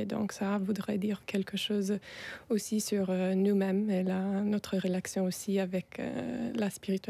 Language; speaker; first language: French; non-native, fluent; Italian